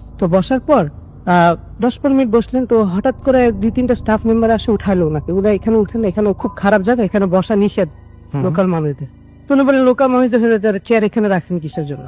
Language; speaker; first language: Bangla; early bilingual, heritage; Bangla